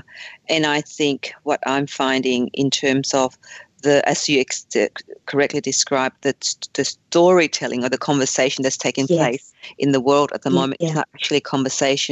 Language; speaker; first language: English; native; English